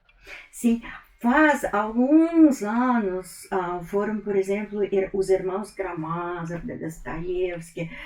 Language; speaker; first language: Portuguese; non-native, fluent; Russian